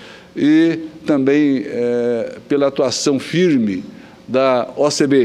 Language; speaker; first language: Portuguese; native; Portuguese